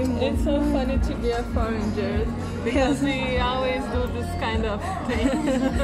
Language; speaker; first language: English; non-native, fluent; Portuguese